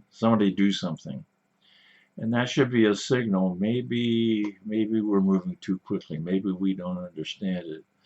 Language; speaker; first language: English; native; English